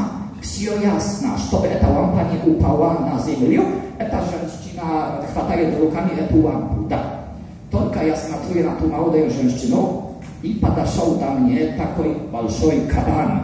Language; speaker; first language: Russian; non-native, learner; Polish